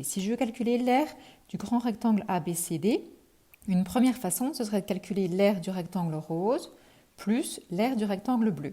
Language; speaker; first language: French; native; French